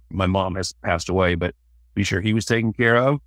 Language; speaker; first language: English; native; English